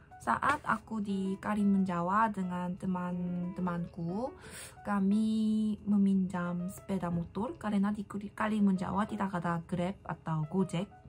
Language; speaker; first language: Indonesian; non-native, learner; Korean